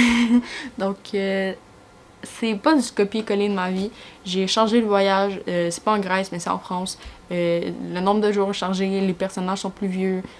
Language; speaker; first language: French; native; French